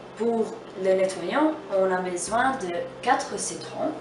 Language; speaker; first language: French; non-native, fluent; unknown